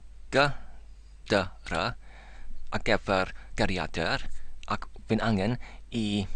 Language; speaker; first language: Welsh; non-native, learner; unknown